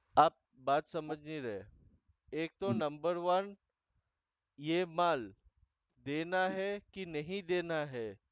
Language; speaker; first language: Hindi; non-native, local second language; Bangla